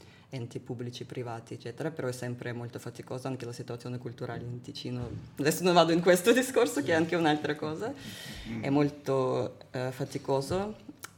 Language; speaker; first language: Italian; non-native, fluent; Russian